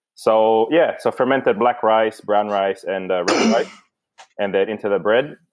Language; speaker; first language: English; non-native, local second language; Filipino